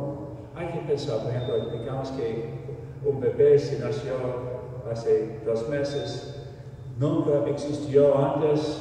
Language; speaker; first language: Spanish; non-native, fluent; English